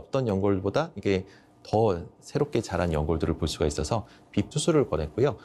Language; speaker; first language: Korean; native; Korean